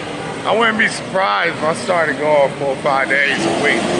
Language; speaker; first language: English; native; English